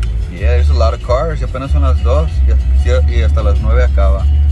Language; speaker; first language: Spanish; early bilingual, heritage; Spanish